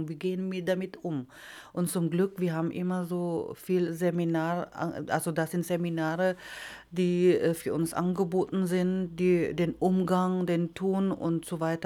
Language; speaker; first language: German; non-native, fluent; Iloko